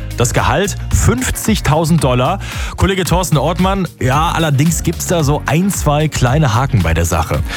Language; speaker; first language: German; native; German